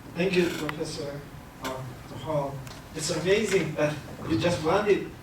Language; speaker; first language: English; non-native, learner; Japanese